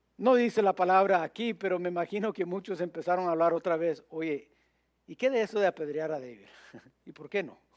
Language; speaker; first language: Spanish; early bilingual, heritage; Spanish